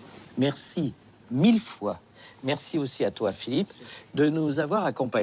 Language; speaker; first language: French; native; French